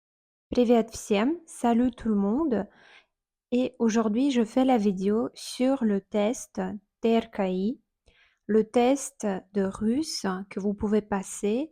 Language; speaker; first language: French; non-native, fluent; Russian